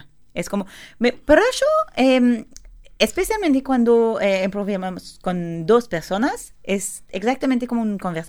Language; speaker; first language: Spanish; non-native, learner; French